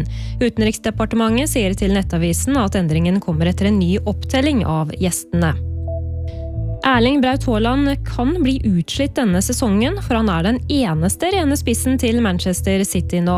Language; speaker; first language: Norwegian; native; Norwegian